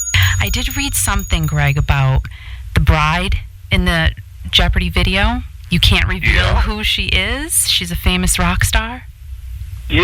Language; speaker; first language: English; native; English